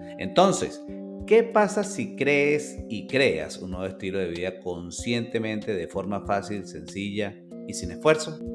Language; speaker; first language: Spanish; native; Spanish